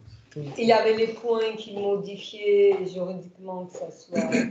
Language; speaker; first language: French; non-native, fluent; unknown